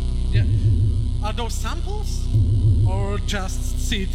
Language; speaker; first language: English; non-native, fluent; Polish